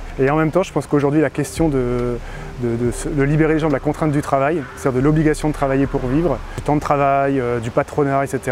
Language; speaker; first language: French; native; French